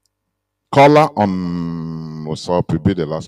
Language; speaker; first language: English; non-native, local second language; Igbo